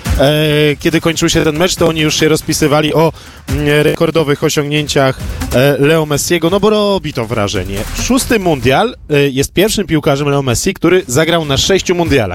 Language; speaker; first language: Polish; native; Polish